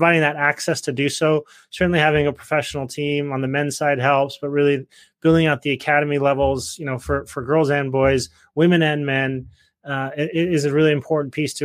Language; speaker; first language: English; native; English